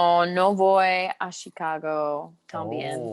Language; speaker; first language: Spanish; non-native, learner; English